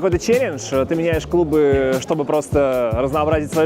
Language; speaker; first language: Russian; native; Russian